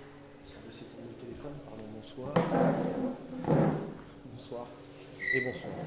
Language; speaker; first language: French; native; French